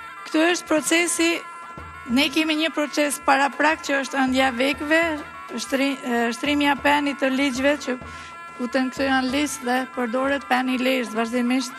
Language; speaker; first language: Albanian; native; Albanian